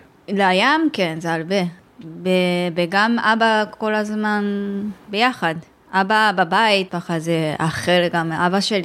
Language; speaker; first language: Hebrew; non-native, learner; Japanese